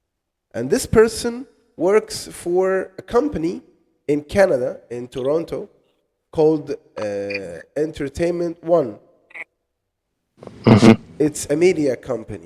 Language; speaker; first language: English; non-native, fluent; Arabic